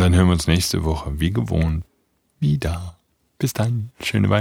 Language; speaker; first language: German; native; German